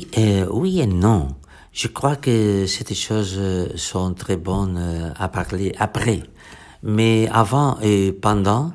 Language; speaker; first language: French; non-native, fluent; Catalan